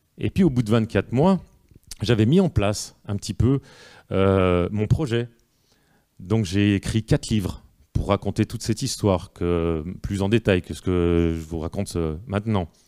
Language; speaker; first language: French; native; French